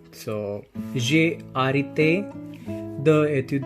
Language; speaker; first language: French; non-native, learner; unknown